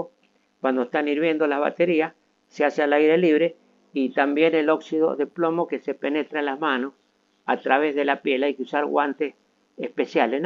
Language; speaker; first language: Spanish; native; Spanish